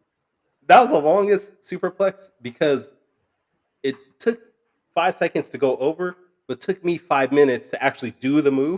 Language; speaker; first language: English; native; English